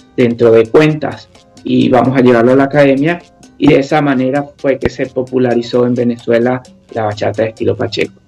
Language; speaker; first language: Spanish; native; Spanish